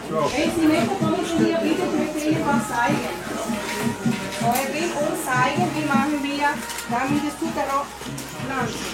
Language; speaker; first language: German; non-native, fluent; French